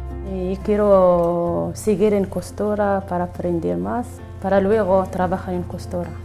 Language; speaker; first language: Spanish; non-native, learner; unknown